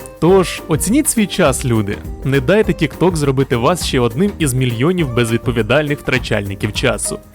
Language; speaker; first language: Ukrainian; native; Ukrainian